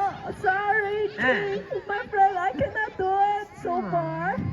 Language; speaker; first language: English; non-native, learner; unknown